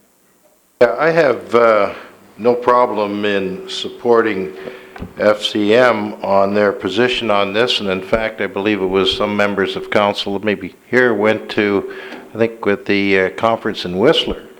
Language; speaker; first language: English; native; English